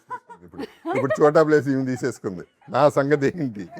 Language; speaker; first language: Telugu; native; Telugu